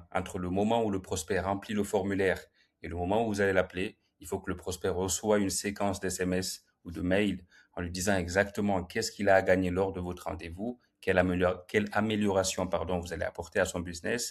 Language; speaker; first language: French; native; French